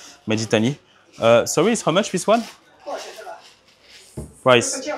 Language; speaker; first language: English; non-native, learner; French